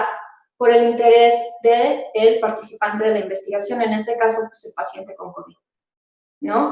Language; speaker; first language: Spanish; native; Spanish